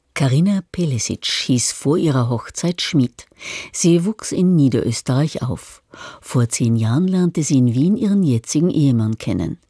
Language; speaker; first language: German; native; German